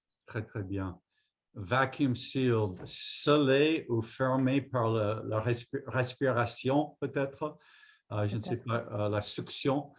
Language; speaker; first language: French; non-native, fluent; English